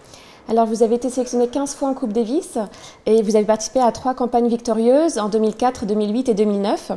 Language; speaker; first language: French; native; French